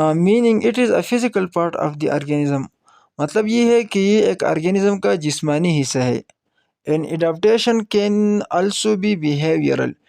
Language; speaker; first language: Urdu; non-native, local second language; Pashto